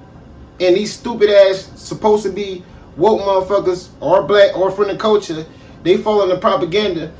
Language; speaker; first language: English; native; English